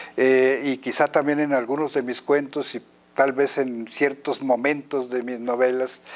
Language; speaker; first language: Spanish; native; Spanish